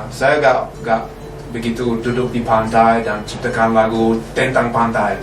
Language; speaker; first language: Indonesian; non-native, fluent; English